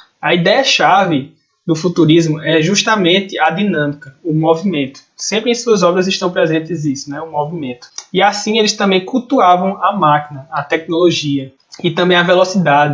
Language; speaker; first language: Portuguese; native; Portuguese